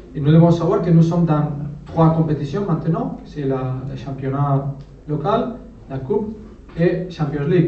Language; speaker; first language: French; non-native, learner; Spanish